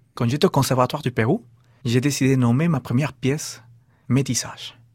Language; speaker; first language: French; non-native, fluent; Spanish